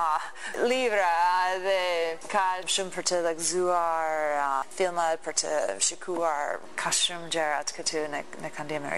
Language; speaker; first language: Albanian; non-native, learner; English